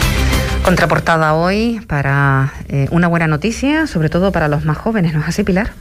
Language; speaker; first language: Spanish; native; Spanish